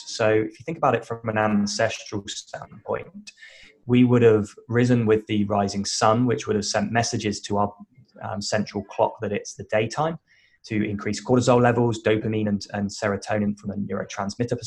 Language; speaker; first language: English; native; English